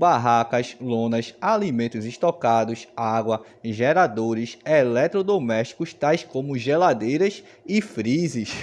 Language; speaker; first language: Portuguese; native; Portuguese